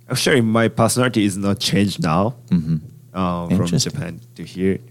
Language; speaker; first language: English; non-native, learner; Japanese